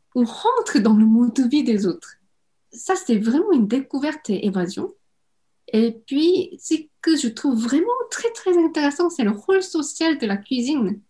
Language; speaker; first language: French; non-native, fluent; Korean